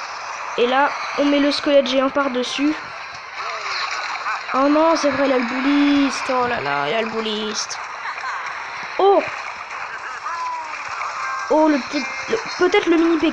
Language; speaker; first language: French; native; French